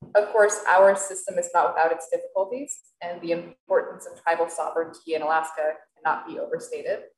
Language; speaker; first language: English; native; English